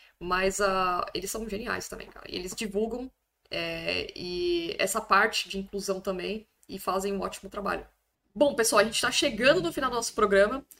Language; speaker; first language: Portuguese; native; Portuguese